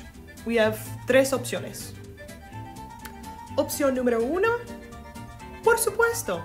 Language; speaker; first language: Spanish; non-native, learner; English